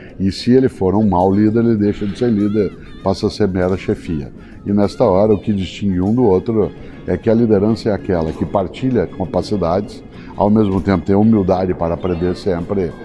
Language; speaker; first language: Portuguese; native; Portuguese